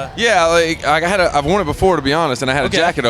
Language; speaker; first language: English; native; English